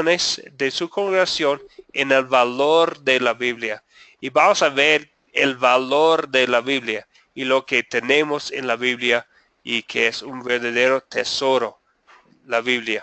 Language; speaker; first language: Spanish; non-native, fluent; English